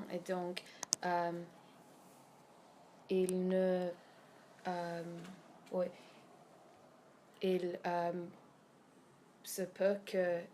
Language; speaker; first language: French; non-native, learner; English